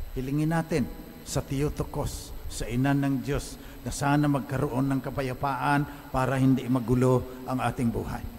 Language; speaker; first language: Filipino; non-native, local second language; Iloko